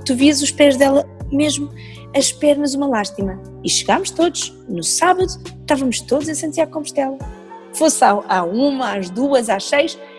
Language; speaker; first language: Portuguese; native; Portuguese